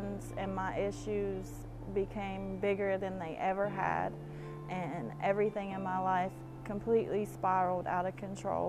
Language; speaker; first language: English; native; English